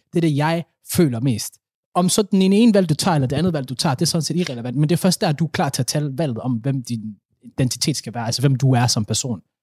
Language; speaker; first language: Danish; early bilingual, other home language; Somali